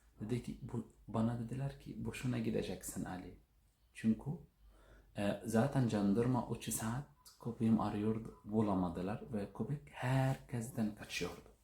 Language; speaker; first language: Turkish; non-native, learner; Arabic